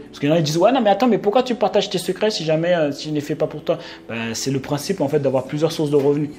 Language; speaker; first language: French; native; French